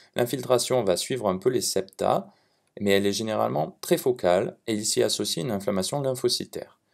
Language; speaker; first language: French; native; French